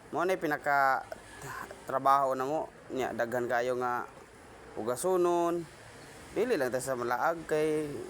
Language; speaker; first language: Cebuano; native; Cebuano